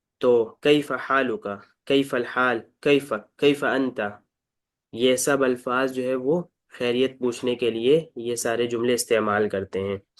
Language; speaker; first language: Urdu; native; Urdu